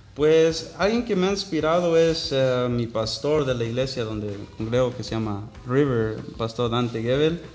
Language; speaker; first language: Spanish; early bilingual, heritage; Spanish